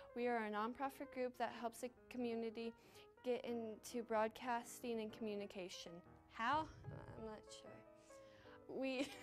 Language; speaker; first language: English; native; English